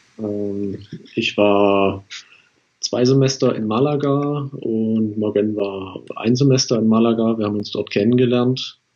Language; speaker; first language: German; native; German